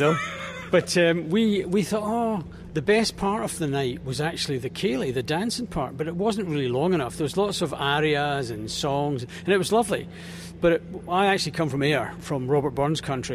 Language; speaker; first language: English; native; English